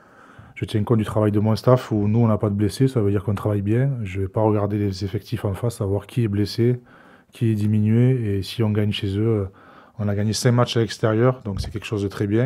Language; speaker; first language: French; native; French